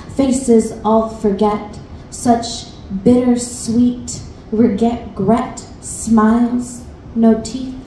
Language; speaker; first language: English; early bilingual, other home language; Spanish